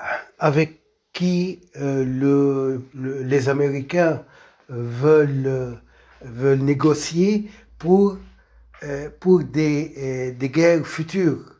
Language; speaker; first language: French; non-native, local second language; Arabic